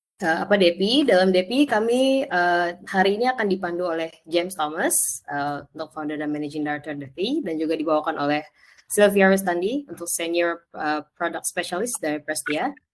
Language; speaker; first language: Indonesian; native; Indonesian